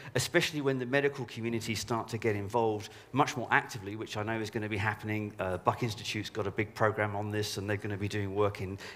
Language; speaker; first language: English; native; English